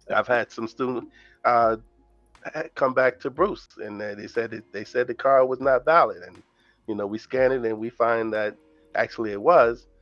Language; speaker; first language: English; native; English